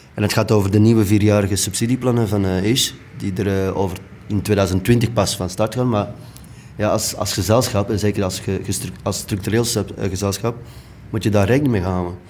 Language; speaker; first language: Dutch; native; Dutch